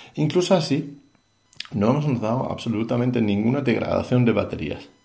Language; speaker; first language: Spanish; non-native, fluent; Danish